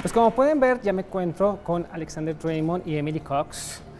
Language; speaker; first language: Spanish; native; Spanish